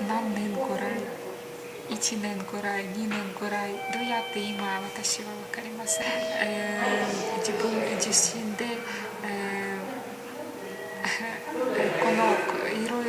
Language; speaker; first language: Japanese; non-native, learner; Ukrainian